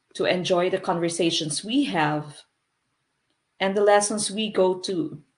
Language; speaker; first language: English; non-native, local second language; Filipino